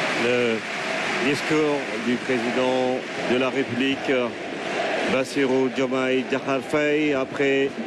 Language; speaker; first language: French; non-native, local second language; Wolof